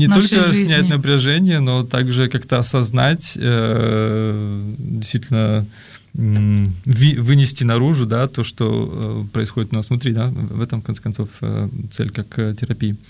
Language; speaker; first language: Russian; native; Russian